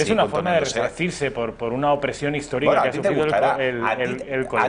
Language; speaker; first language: Spanish; native; Spanish